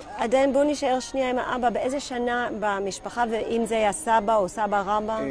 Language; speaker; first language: Hebrew; native; Hebrew